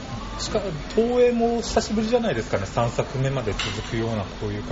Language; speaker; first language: Japanese; native; Japanese